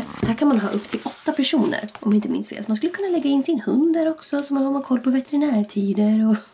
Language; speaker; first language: Swedish; native; Swedish